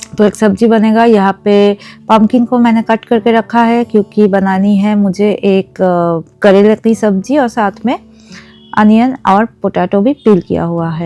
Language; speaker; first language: Hindi; non-native, local second language; Bangla